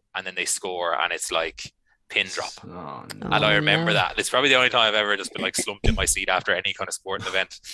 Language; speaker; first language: English; native; English